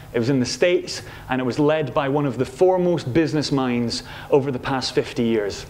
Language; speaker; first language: English; native; English